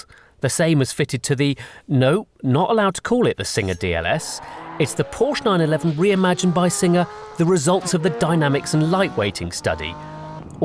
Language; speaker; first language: English; native; English